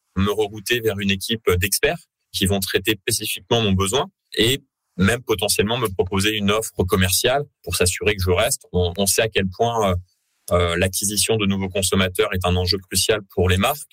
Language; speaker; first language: French; native; French